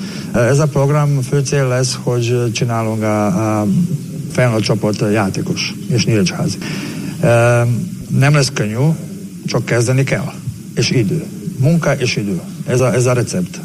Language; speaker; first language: Hungarian; non-native, learner; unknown